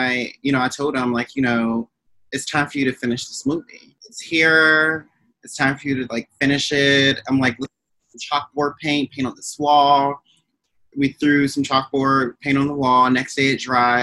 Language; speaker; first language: English; native; English